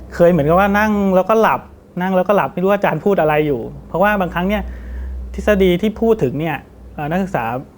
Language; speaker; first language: Thai; native; Thai